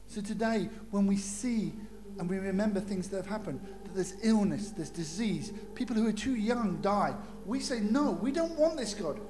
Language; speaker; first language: English; native; English